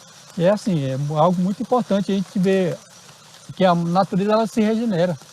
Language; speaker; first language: Portuguese; native; Portuguese